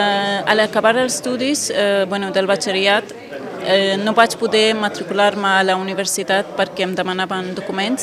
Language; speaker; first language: Catalan; non-native, fluent; Kurdish